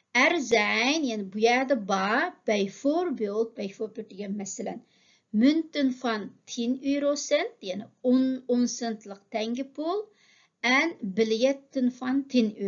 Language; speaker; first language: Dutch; non-native, fluent; Uyghur